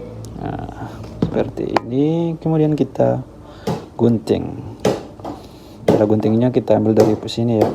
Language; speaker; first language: Indonesian; native; Indonesian